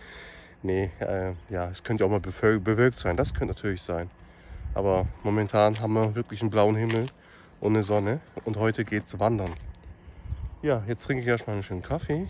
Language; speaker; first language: German; native; German